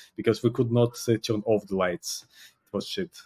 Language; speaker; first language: English; non-native, fluent; Uzbek